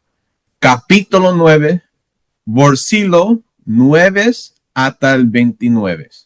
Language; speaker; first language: Spanish; non-native, learner; English